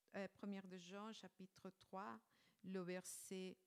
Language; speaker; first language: French; non-native, fluent; Spanish